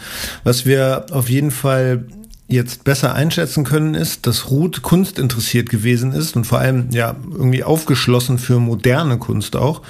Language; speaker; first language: German; native; German